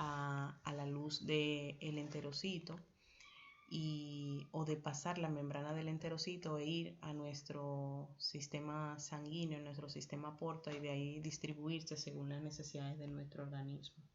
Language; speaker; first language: Spanish; native; Spanish